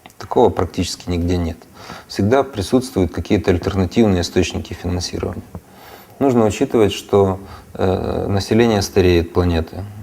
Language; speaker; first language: Russian; native; Russian